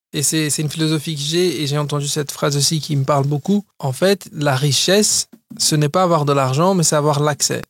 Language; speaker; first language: French; early bilingual, other home language; Portuguese